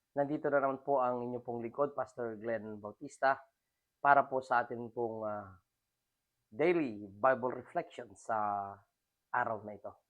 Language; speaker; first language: Filipino; non-native, local second language; Iloko